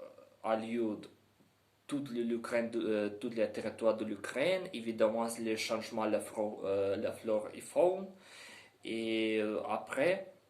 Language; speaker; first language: French; non-native, learner; Ukrainian